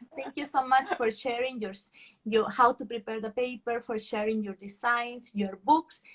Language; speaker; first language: English; non-native, fluent; Spanish